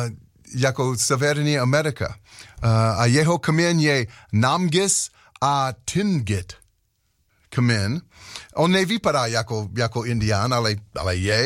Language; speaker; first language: Czech; non-native, learner; English